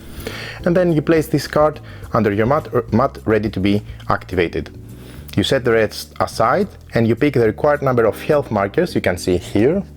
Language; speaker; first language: English; non-native, fluent; Greek